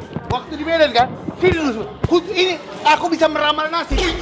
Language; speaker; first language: Indonesian; native; Indonesian